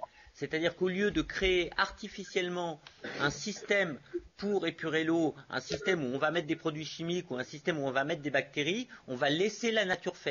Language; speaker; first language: French; native; French